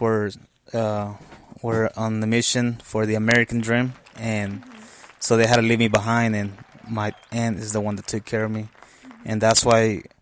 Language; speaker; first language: English; non-native, fluent; Spanish